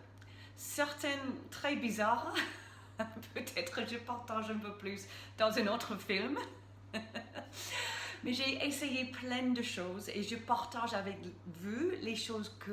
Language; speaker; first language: French; non-native, fluent; English